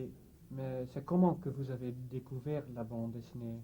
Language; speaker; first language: French; non-native, fluent; Dutch